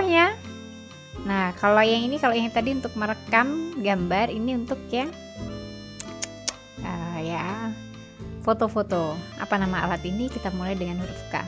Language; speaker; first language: Indonesian; native; Indonesian